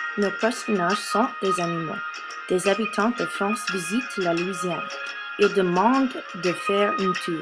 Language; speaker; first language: French; non-native, learner; English